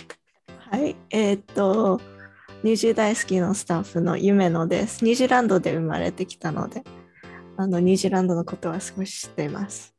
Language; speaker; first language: Japanese; early bilingual, heritage; Japanese